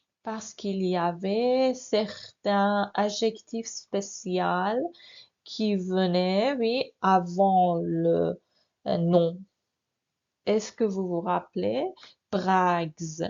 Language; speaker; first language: French; non-native, fluent; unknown